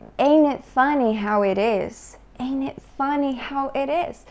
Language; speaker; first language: English; non-native, fluent; Portuguese